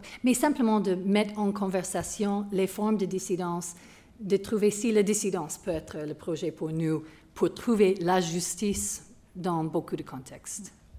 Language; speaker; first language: French; non-native, learner; English